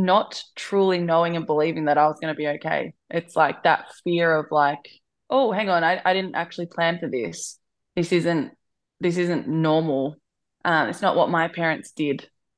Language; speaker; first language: English; native; English